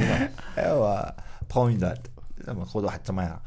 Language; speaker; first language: Arabic; native; Arabic